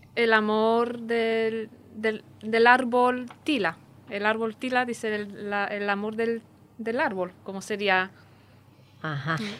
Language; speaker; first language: Spanish; non-native, fluent; Romanian